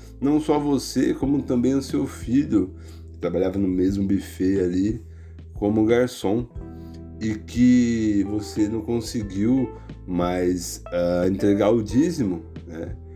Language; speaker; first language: Portuguese; native; Portuguese